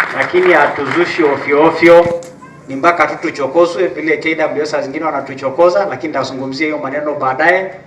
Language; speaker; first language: Swahili; non-native, local second language; Masai